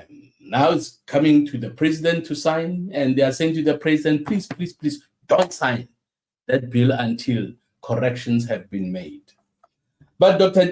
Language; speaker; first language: English; non-native, local second language; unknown